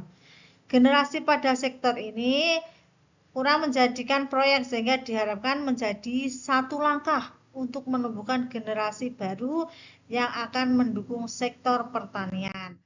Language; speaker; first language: Indonesian; native; Indonesian